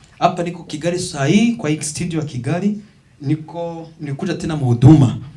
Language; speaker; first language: Swahili; non-native, local second language; Kinyarwanda